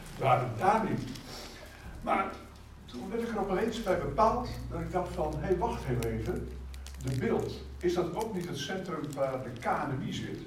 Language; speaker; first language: Dutch; native; Dutch